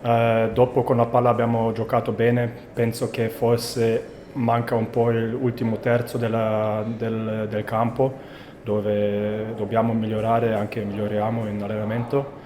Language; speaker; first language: Italian; non-native, fluent; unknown